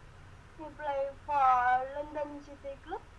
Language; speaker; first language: English; non-native, learner; Vietnamese